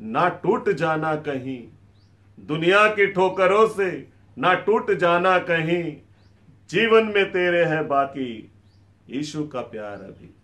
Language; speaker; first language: Hindi; native; Hindi